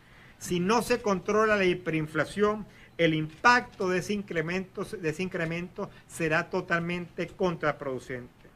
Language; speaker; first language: Spanish; native; Spanish